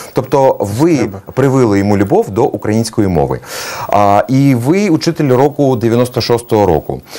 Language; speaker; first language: Ukrainian; native; Ukrainian